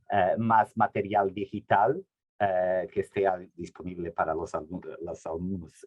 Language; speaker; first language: Spanish; non-native, fluent; Portuguese